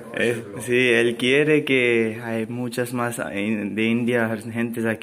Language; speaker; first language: Spanish; non-native, learner; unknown